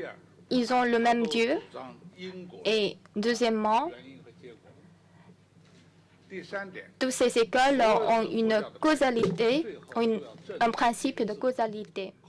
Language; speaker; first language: French; non-native, fluent; Chinese